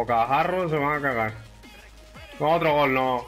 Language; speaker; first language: Spanish; native; Spanish